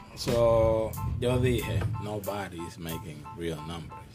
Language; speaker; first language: English; non-native, fluent; Spanish